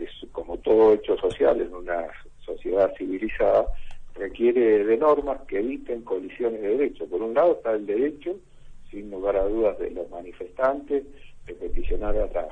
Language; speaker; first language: Spanish; native; Spanish